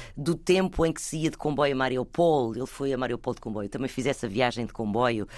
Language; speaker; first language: Portuguese; native; Portuguese